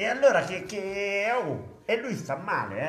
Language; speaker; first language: Italian; native; Italian